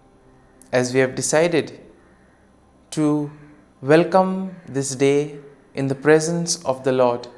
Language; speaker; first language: English; non-native, local second language; Konkani